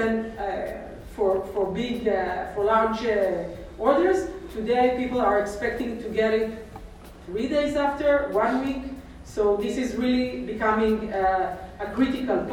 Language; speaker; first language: English; non-native, fluent; Hebrew